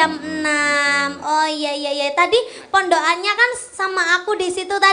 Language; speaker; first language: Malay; non-native, local second language; Javanese